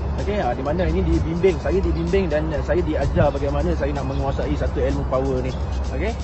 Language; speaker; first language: Malay; native; Malay